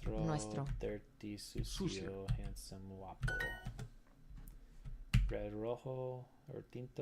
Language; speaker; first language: Spanish; non-native, learner; English